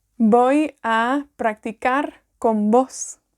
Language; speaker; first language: Spanish; non-native, fluent; Welsh